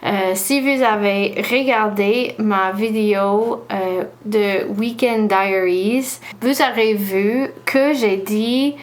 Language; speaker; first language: French; non-native, learner; English